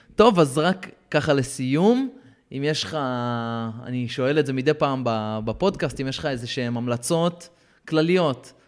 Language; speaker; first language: Hebrew; native; Hebrew